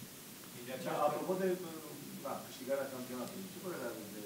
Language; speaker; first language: Romanian; native; Romanian